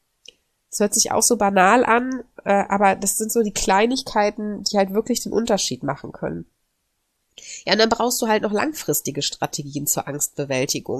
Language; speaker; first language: German; native; German